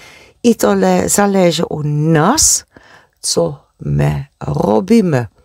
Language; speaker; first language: Polish; non-native, learner; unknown